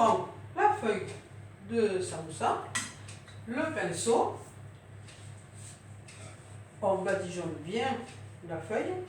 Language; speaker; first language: French; native; French